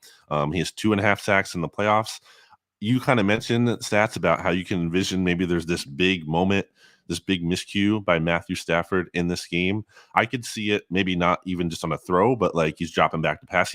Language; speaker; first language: English; native; English